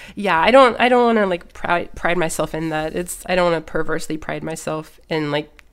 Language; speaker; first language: English; early bilingual, other home language; German